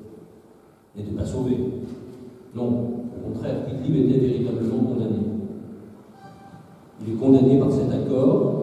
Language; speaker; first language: French; native; French